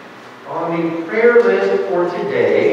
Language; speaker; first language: English; native; English